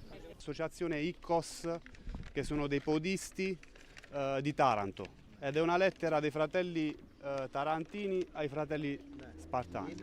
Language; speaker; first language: Italian; native; Italian